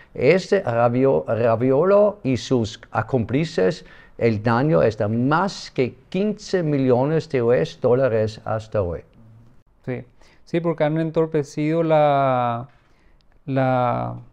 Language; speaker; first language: Spanish; non-native, learner; German